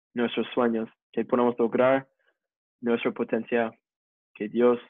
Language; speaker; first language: Spanish; non-native, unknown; English